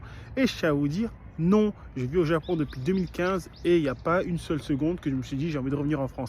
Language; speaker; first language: French; native; French